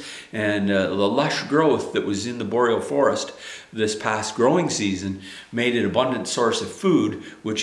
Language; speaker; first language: English; native; English